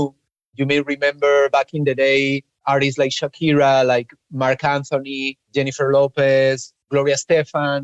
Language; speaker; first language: English; non-native, fluent; Spanish